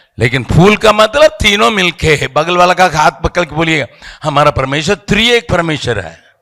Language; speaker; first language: Hindi; non-native, local second language; Tamil